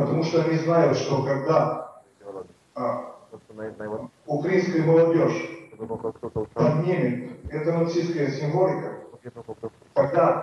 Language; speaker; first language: Russian; non-native, learner; Bulgarian